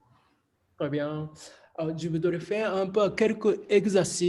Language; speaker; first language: French; non-native, fluent; Japanese